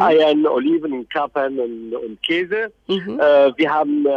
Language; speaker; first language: German; non-native, fluent; Arabic